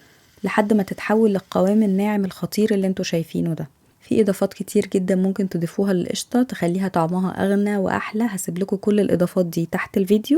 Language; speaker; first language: Arabic; native; Arabic